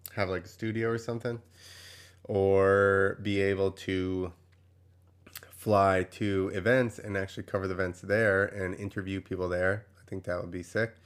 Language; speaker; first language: English; native; English